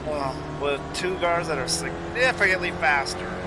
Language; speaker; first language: English; native; English